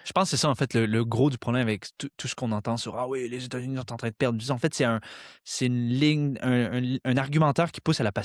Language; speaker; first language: French; native; French